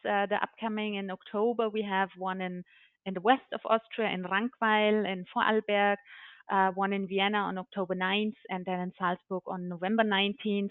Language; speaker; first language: English; non-native, fluent; German